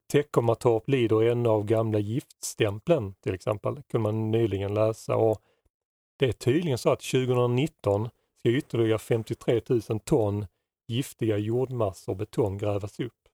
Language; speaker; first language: Swedish; native; Swedish